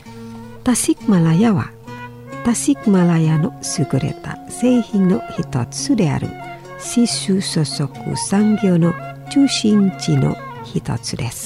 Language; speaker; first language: Japanese; non-native, learner; Indonesian